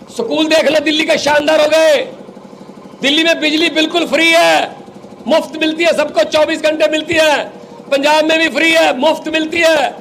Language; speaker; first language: Hindi; non-native, local second language; Punjabi